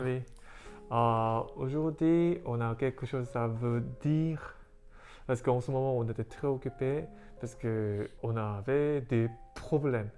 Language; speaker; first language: French; non-native, learner; Korean